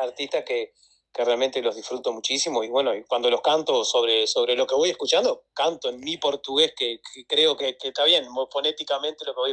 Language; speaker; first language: Spanish; native; Spanish